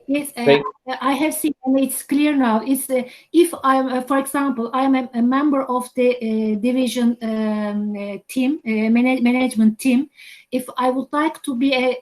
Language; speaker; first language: English; non-native, learner; Turkish